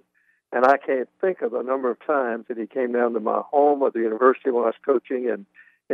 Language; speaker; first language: English; native; English